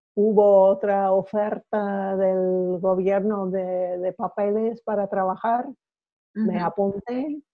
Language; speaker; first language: Spanish; non-native, fluent; English